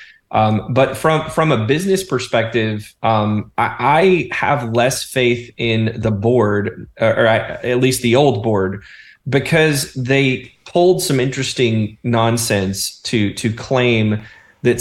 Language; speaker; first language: English; native; English